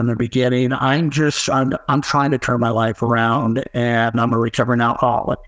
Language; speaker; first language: English; native; English